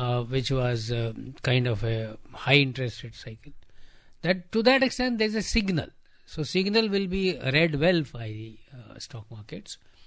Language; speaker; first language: English; non-native, local second language; Hindi